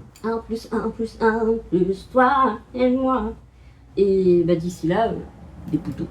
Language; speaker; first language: French; native; French